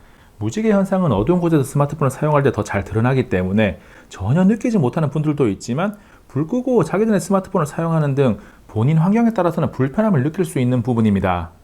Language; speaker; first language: Korean; native; Korean